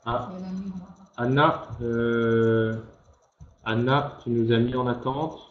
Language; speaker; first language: French; native; French